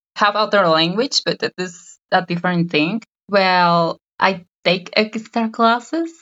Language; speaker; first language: English; non-native, learner; Spanish